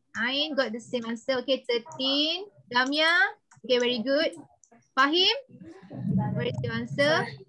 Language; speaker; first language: English; non-native, local second language; Malay